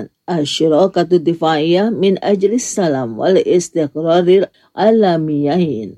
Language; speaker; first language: Arabic; non-native, fluent; Indonesian